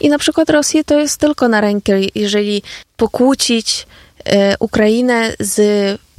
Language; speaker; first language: Polish; non-native, fluent; Ukrainian